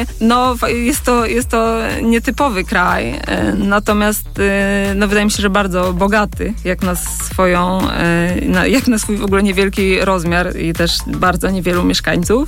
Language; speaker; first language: Polish; native; Polish